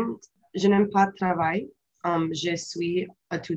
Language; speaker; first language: French; non-native, learner; English